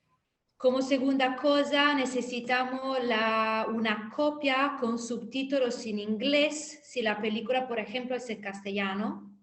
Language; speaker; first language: Spanish; non-native, fluent; Italian